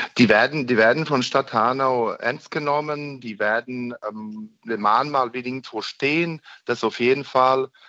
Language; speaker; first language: German; non-native, fluent; Bosnian